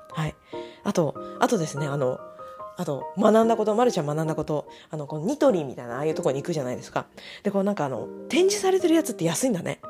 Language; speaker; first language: Japanese; native; Japanese